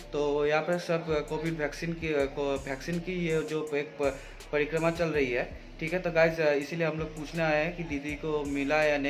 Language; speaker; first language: Hindi; native; Hindi